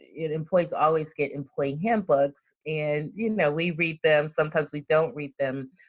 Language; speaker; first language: English; native; English